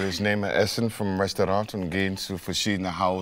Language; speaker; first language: German; non-native, learner; English